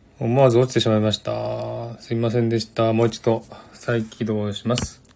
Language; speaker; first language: Japanese; non-native, fluent; Korean